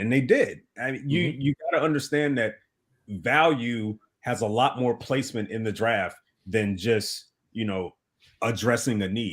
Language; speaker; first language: English; native; English